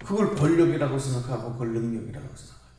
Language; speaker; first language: Korean; native; Korean